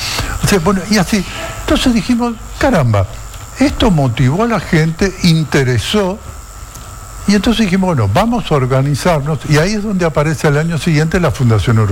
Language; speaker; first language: Spanish; native; Spanish